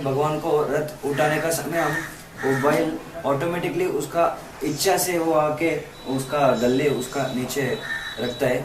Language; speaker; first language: Hindi; non-native, local second language; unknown